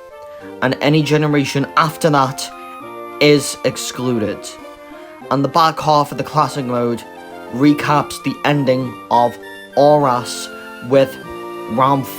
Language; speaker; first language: English; native; English